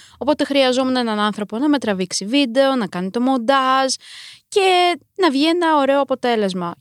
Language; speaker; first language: Greek; early bilingual, other home language; Romanian